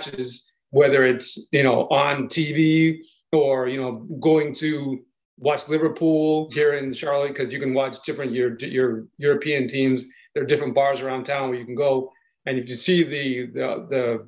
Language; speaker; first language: English; native; English